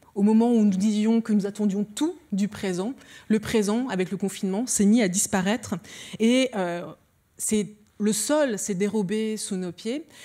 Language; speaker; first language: French; early bilingual, other home language; Lingala